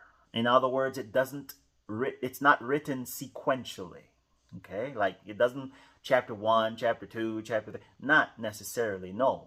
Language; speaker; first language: English; native; English